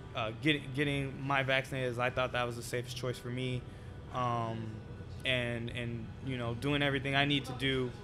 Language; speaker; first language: English; native; English